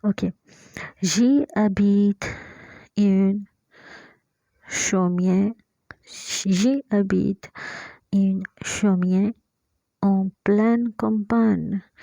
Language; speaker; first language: French; non-native, fluent; Hindi